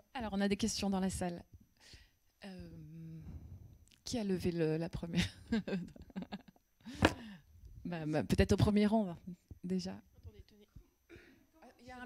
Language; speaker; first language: French; native; French